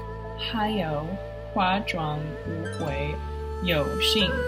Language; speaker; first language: Chinese; non-native, learner; English